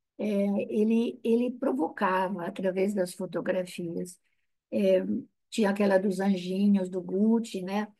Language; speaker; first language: Portuguese; non-native, fluent; Italian